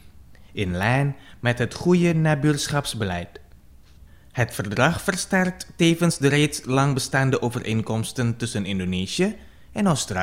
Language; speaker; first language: Dutch; non-native, fluent; Indonesian